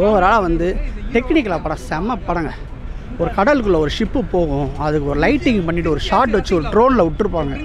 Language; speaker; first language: Tamil; native; Tamil